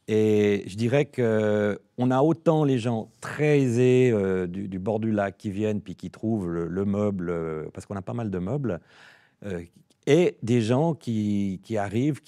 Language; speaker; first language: French; native; French